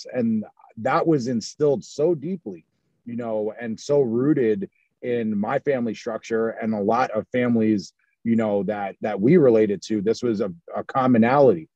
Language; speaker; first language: English; native; English